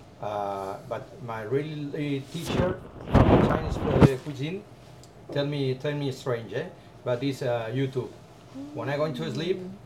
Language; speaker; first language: English; non-native, learner; Spanish